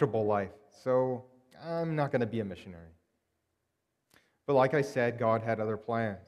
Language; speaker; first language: English; native; English